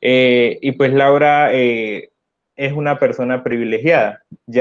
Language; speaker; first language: Spanish; native; Spanish